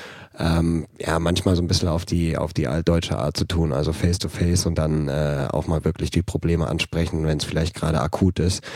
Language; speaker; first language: German; native; German